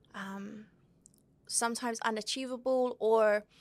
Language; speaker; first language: English; native; English